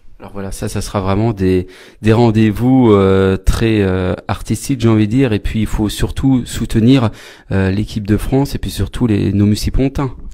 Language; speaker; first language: French; native; French